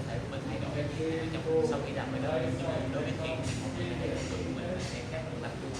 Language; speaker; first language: Vietnamese; native; Vietnamese